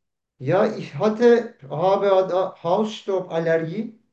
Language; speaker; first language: German; non-native, learner; Turkish